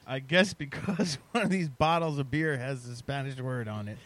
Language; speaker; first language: English; native; English